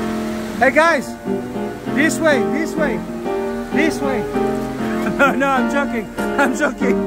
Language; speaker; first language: English; non-native, fluent; French